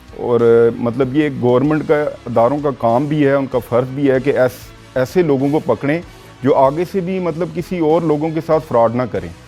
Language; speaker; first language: Urdu; non-native, local second language; Punjabi